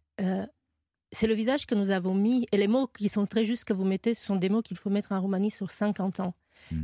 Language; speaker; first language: French; non-native, fluent; Romanian